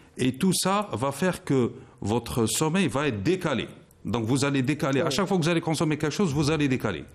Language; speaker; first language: French; non-native, local second language; Arabic